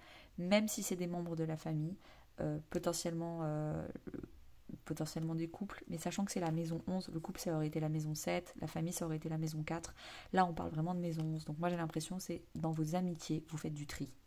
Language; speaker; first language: French; native; French